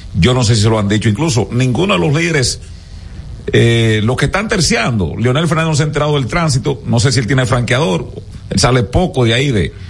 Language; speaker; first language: Spanish; native; Spanish